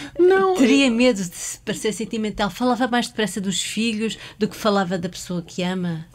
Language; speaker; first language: Portuguese; native; Portuguese